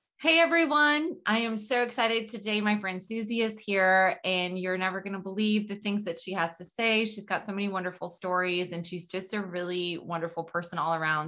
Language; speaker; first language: English; native; English